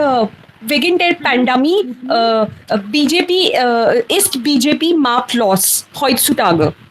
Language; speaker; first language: German; non-native, learner; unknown